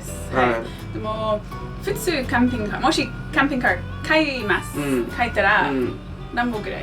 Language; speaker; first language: Japanese; non-native, learner; English